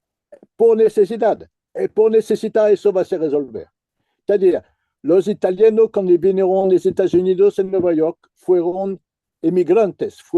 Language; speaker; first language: Spanish; non-native, fluent; French